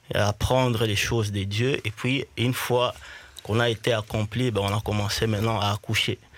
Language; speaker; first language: French; non-native, local second language; Swahili